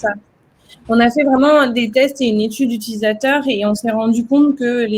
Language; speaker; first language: French; native; French